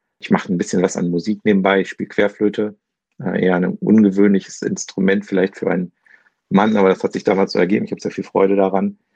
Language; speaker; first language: German; native; German